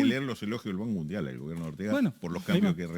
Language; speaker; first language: Spanish; native; Spanish